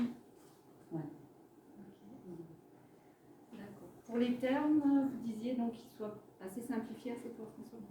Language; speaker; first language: French; native; French